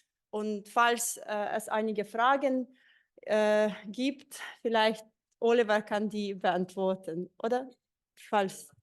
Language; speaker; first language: German; non-native, fluent; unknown